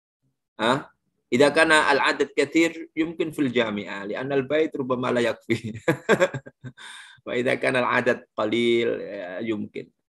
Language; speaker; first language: Arabic; non-native, fluent; Indonesian